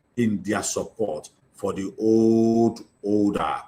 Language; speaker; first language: English; non-native, local second language; Yoruba